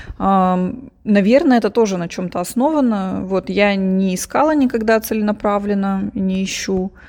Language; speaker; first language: Russian; native; Russian